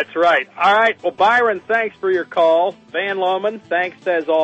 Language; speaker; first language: English; native; English